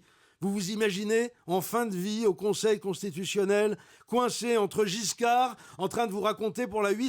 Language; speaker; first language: French; native; French